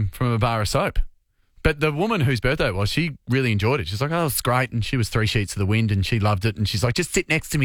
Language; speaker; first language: English; native; English